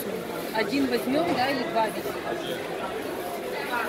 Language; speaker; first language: Russian; native; Russian